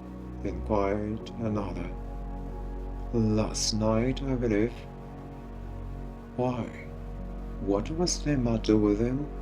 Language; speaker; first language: English; non-native, fluent; Japanese